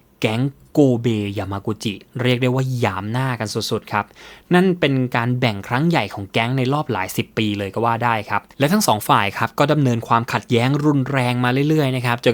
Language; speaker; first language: Thai; native; Thai